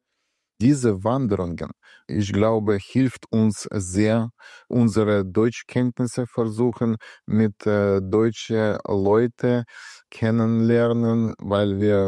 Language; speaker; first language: German; non-native, learner; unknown